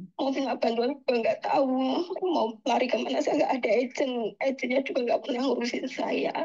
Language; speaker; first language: Indonesian; native; Indonesian